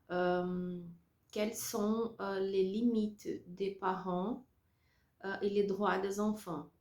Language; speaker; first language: French; non-native, learner; Portuguese